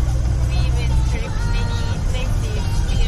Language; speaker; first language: English; non-native, learner; Japanese